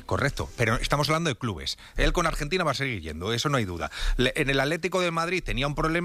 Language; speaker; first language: Spanish; native; Spanish